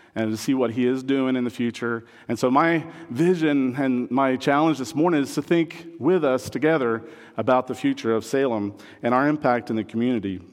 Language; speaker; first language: English; non-native, fluent; French